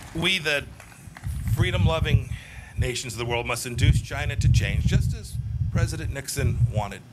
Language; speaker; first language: English; native; English